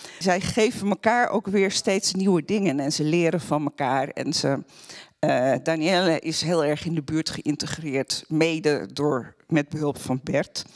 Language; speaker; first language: Dutch; native; Dutch